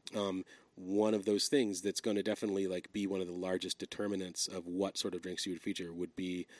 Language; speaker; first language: English; native; English